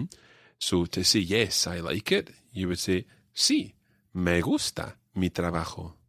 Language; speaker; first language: Spanish; non-native, fluent; English